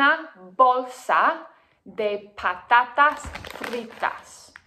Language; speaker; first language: Spanish; non-native, fluent; English